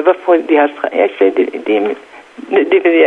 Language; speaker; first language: Danish; non-native, learner; Central Kurdish